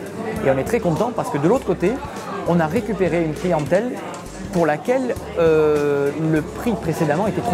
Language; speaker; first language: French; native; French